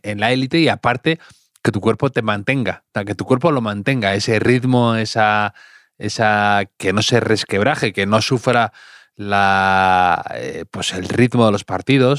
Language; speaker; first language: Spanish; native; Spanish